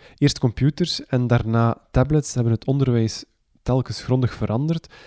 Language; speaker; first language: Dutch; native; Dutch